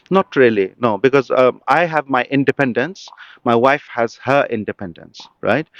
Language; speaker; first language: English; early bilingual, other home language; Bangla